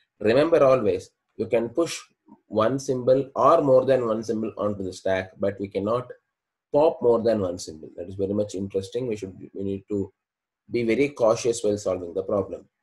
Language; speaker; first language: English; non-native, local second language; Kannada